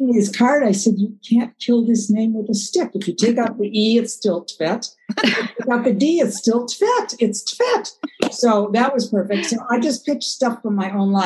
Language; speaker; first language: English; native; English